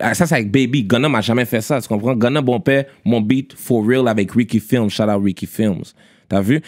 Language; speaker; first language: French; early bilingual, other home language; Haitian Creole